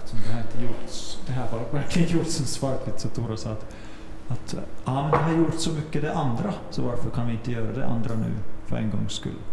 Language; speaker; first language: Swedish; non-native, fluent; Finnish